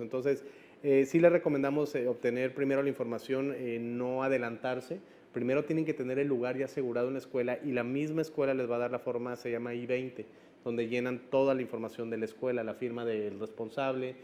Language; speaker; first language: Spanish; native; Spanish